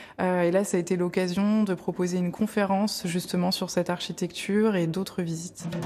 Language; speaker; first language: French; native; French